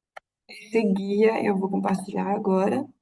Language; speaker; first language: Portuguese; non-native, fluent; French